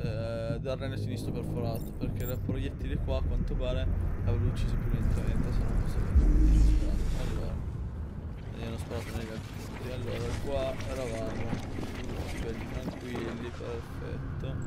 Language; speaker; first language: Italian; native; Italian